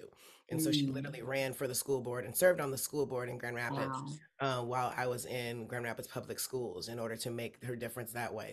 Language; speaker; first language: English; native; English